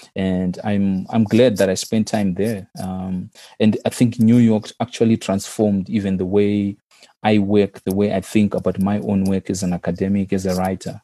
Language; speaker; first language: English; non-native, local second language; Shona